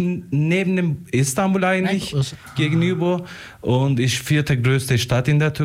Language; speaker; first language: German; non-native, fluent; Turkish